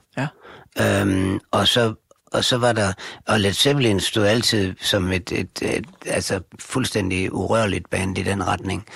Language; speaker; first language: Danish; native; Danish